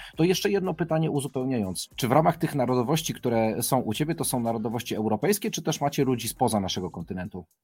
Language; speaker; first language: Polish; native; Polish